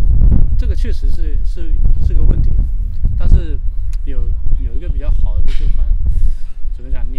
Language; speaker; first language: Chinese; native; Chinese